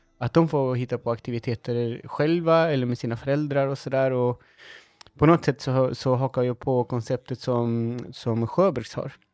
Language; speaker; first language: Swedish; non-native, fluent; Spanish